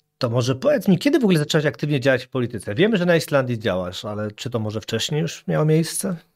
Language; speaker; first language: Polish; native; Polish